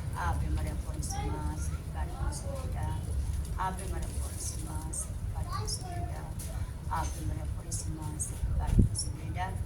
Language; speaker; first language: Filipino; native; Filipino